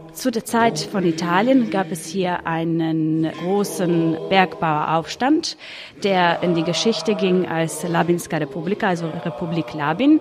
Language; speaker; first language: German; non-native, fluent; Croatian